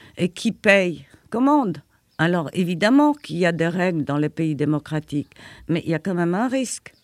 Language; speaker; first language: French; non-native, fluent; Polish